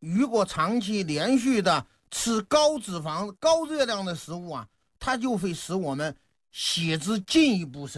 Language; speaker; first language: Chinese; native; Chinese